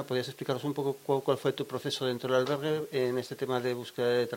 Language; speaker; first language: Spanish; native; Spanish